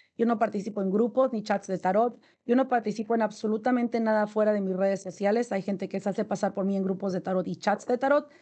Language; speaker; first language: Spanish; native; Spanish